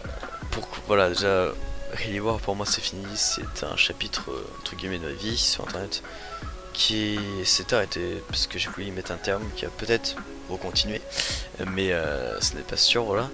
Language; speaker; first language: French; native; French